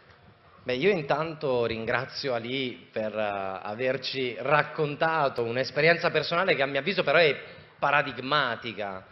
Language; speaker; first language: Italian; native; Italian